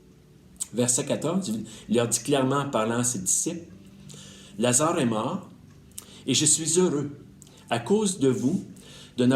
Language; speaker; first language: French; native; French